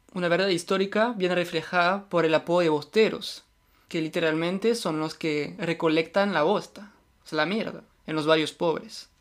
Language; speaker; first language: Spanish; non-native, fluent; French